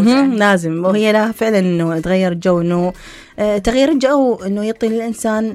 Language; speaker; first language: Arabic; native; Arabic